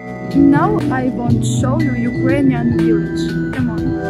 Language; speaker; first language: English; non-native, learner; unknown